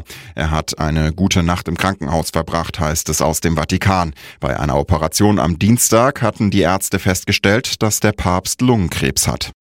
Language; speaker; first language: German; native; German